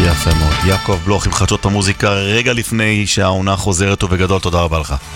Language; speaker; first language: Hebrew; native; Hebrew